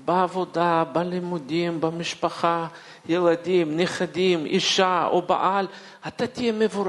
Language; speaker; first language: Hebrew; non-native, fluent; Russian